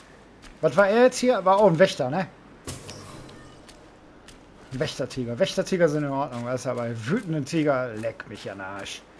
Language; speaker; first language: German; native; German